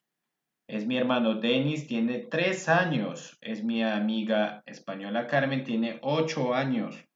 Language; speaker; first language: Spanish; non-native, fluent; English